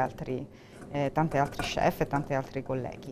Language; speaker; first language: Italian; native; Italian